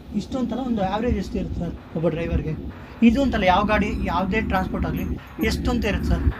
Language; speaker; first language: Kannada; native; Kannada